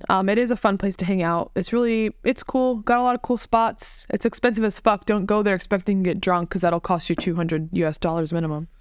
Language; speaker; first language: English; native; English